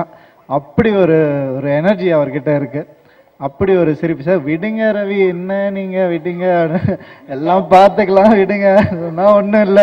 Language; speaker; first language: Tamil; native; Tamil